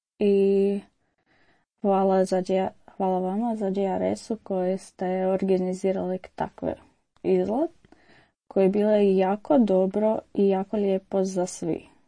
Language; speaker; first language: Croatian; non-native, learner; Arabic